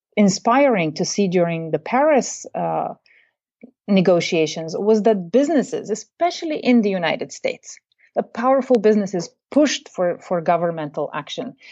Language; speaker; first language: English; non-native, fluent; Bulgarian